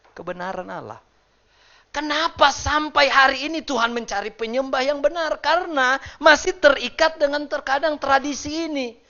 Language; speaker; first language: Indonesian; native; Indonesian